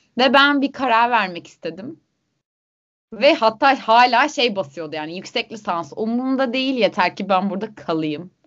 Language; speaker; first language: Turkish; native; Turkish